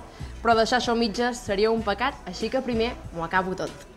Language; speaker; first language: Catalan; native; Catalan